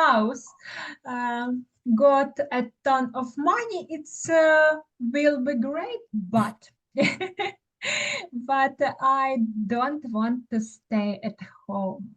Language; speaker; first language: English; non-native, learner; Ukrainian